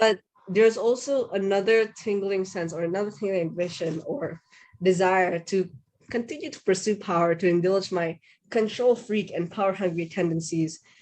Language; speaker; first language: English; non-native, fluent; Indonesian